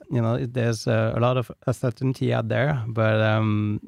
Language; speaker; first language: English; non-native, fluent; French